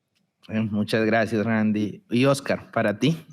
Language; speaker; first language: Spanish; native; Spanish